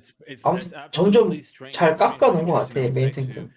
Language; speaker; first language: Korean; native; Korean